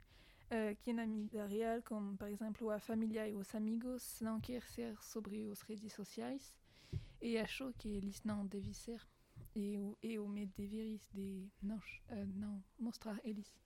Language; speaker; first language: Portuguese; non-native, learner; French